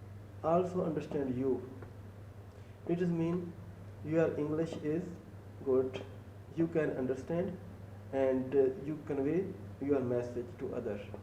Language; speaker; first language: English; non-native, learner; Urdu